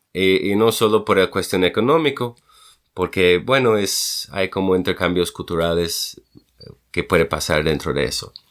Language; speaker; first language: Spanish; non-native, fluent; English